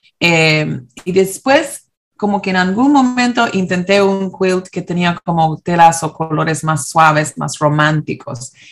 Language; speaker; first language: Spanish; early bilingual, heritage; Spanish